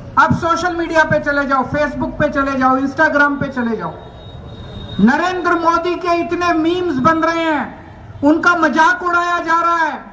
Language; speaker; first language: Hindi; native; Hindi